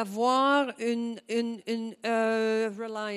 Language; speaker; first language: French; native; French